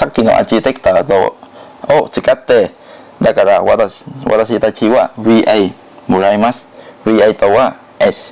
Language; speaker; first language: Japanese; non-native, learner; Thai